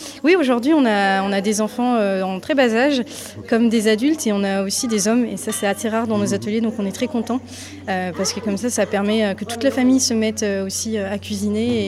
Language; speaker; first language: French; native; French